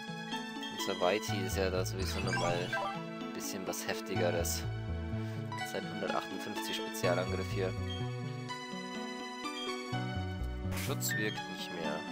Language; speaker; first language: German; native; German